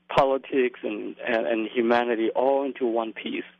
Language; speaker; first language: English; non-native, fluent; Lao